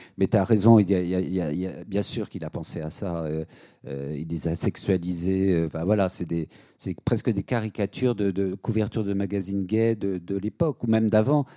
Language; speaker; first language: French; native; French